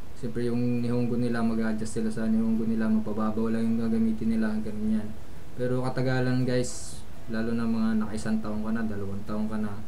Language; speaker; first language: Filipino; native; Filipino